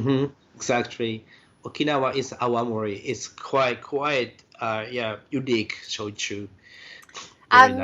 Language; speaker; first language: English; non-native, fluent; Japanese